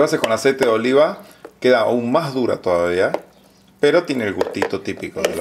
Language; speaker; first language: Spanish; native; Spanish